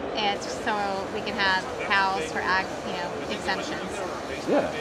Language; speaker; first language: English; native; English